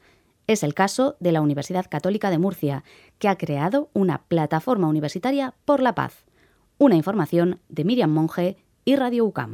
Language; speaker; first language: Spanish; native; Spanish